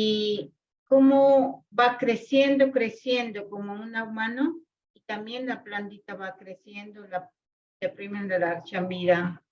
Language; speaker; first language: Spanish; non-native, local second language; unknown